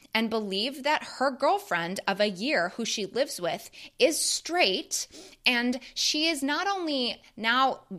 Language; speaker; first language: English; native; English